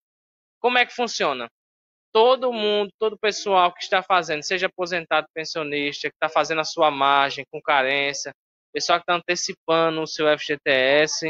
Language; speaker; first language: Portuguese; native; Portuguese